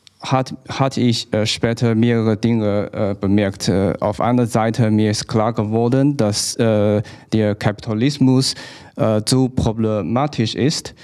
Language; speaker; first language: German; non-native, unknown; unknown